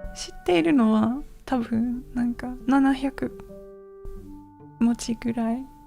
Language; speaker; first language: Japanese; non-native, learner; English